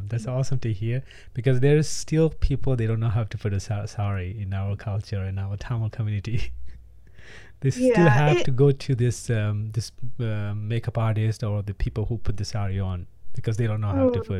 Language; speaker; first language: English; non-native, local second language; Tamil